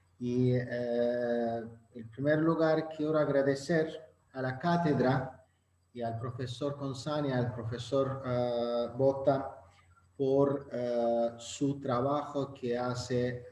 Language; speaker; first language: Spanish; non-native, fluent; Azerbaijani